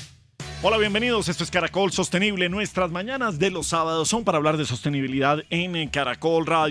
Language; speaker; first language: Spanish; native; Spanish